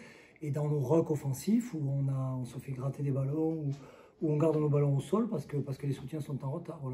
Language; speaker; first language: French; native; French